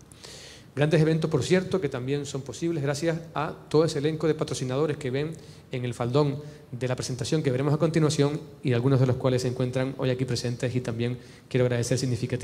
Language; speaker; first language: Spanish; native; Spanish